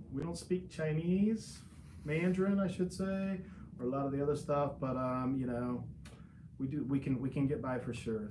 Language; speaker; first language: English; native; English